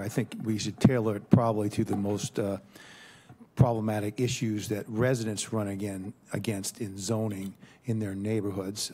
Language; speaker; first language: English; native; English